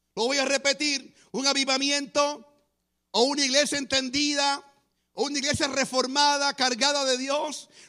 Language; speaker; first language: Spanish; native; Spanish